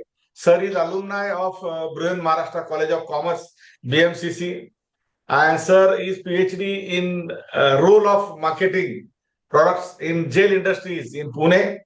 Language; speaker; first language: English; non-native, local second language; Marathi